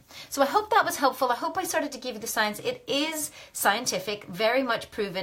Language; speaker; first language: English; native; English